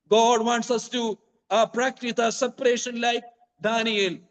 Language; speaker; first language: English; non-native, local second language; Malayalam